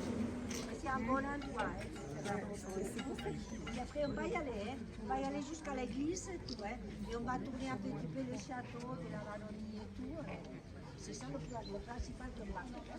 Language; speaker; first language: French; non-native, learner; Spanish